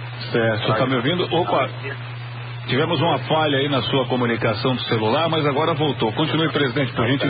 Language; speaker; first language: Portuguese; native; Portuguese